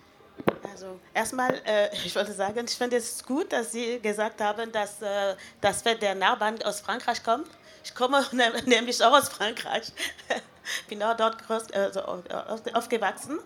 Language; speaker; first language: German; non-native, fluent; French